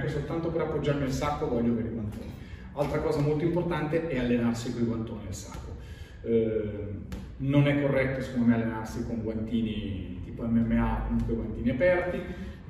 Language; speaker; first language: Italian; native; Italian